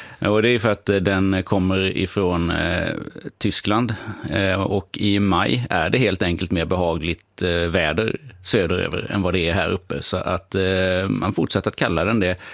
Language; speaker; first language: Swedish; native; Swedish